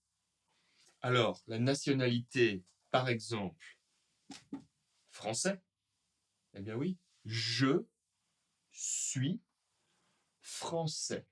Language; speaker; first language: French; native; French